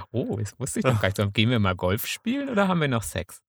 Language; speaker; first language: German; native; German